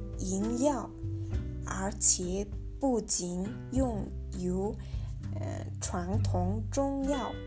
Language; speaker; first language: Chinese; non-native, learner; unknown